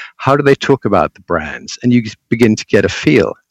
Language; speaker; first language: English; native; English